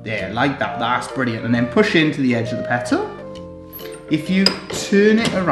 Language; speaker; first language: English; native; English